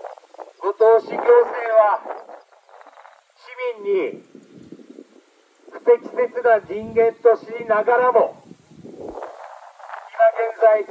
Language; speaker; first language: Japanese; native; Japanese